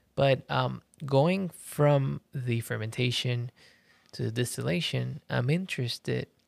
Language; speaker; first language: English; early bilingual, other home language; Spanish